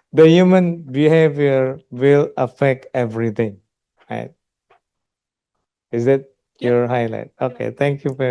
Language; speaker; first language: English; non-native, local second language; Indonesian